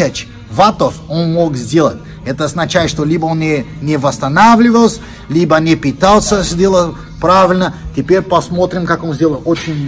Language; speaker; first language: Russian; non-native, fluent; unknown